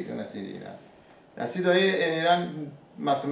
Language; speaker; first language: Spanish; non-native, learner; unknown